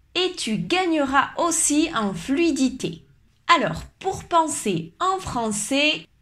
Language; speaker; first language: French; native; French